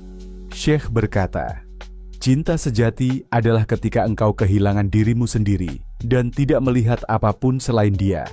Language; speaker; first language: Indonesian; native; Indonesian